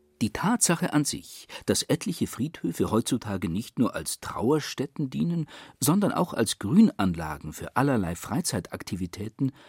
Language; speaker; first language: German; native; German